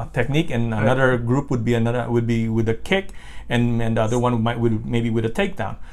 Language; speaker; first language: English; non-native, local second language; Filipino